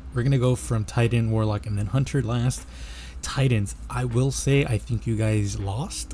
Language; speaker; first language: English; native; English